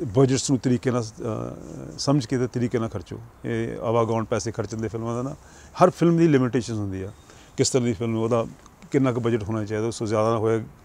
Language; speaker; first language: Punjabi; early bilingual, heritage; Punjabi